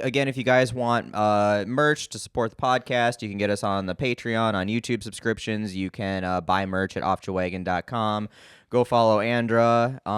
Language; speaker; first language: English; native; English